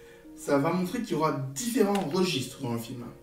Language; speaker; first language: French; native; French